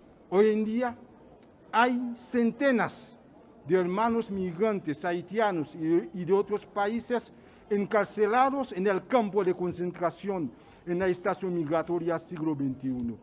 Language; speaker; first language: Spanish; non-native, fluent; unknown